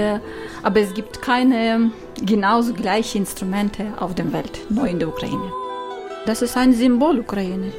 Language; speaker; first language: German; non-native, learner; Ukrainian